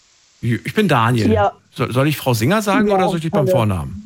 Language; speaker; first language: German; native; German